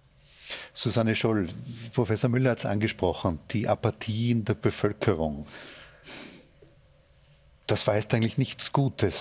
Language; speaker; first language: German; native; German